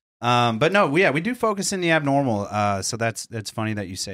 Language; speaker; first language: English; native; English